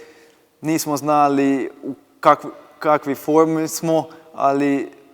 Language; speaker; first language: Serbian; non-native, local second language; Hungarian